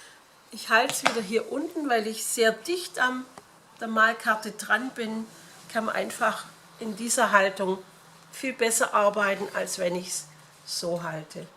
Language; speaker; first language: German; native; German